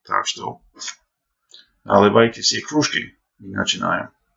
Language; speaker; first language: Russian; non-native, fluent; English